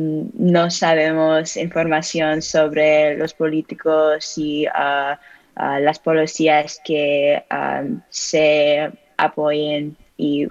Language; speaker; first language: Spanish; non-native, learner; English